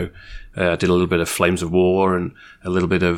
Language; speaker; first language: English; native; English